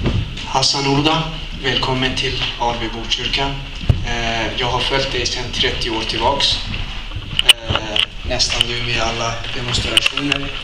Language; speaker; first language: Swedish; non-native, learner; Turkish